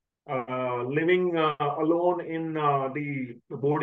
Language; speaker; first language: English; non-native, local second language; Hindi